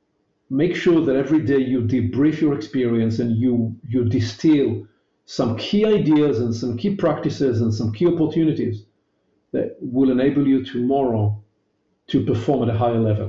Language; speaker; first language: English; non-native, fluent; Hebrew